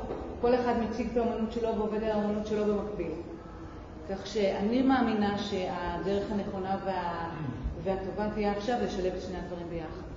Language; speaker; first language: Hebrew; native; Hebrew